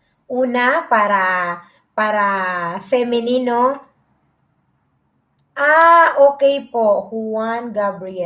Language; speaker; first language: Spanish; non-native, learner; Filipino